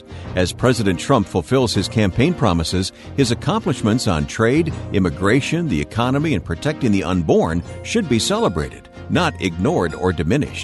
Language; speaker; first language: English; native; English